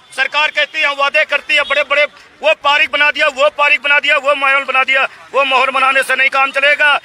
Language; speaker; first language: Hindi; native; Hindi